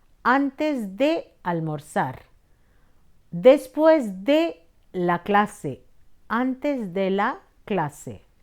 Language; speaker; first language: Spanish; non-native, fluent; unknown